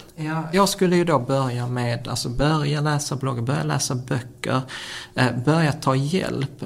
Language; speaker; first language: Swedish; early bilingual, other home language; Czech